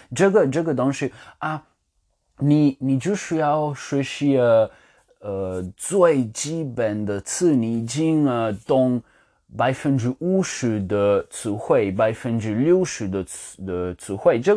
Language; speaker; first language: Chinese; non-native, learner; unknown